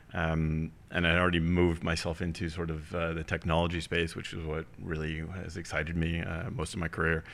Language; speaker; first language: English; early bilingual, heritage; German